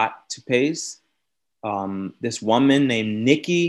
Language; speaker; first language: English; native; English